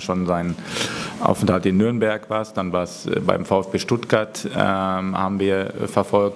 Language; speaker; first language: German; native; German